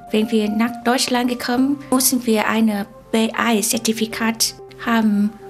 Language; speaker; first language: German; non-native, learner; Vietnamese